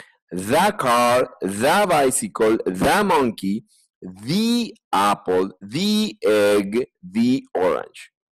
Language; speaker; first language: English; non-native, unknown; Spanish